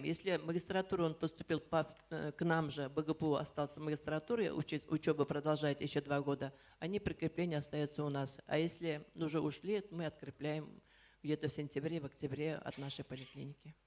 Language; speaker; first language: Russian; native; Russian